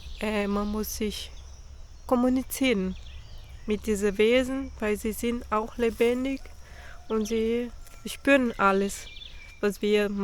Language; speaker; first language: German; non-native, fluent; Portuguese